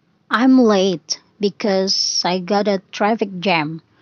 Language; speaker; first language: English; non-native, fluent; Indonesian